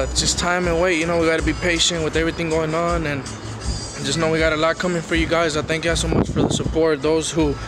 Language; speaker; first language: English; early bilingual, other home language; Spanish